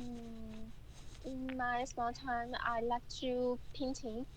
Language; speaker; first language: English; non-native, learner; Chinese